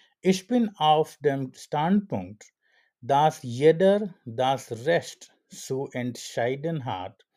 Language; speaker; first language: German; non-native, learner; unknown